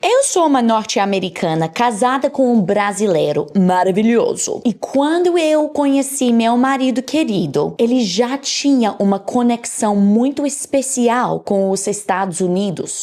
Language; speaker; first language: Portuguese; non-native, learner; English